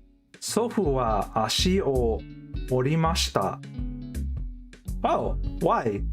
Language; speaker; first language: Japanese; non-native, learner; English